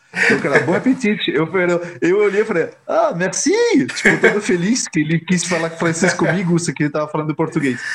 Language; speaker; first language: Portuguese; non-native, fluent; French